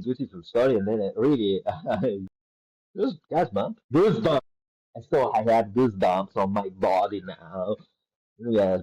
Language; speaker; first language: English; non-native, learner; Italian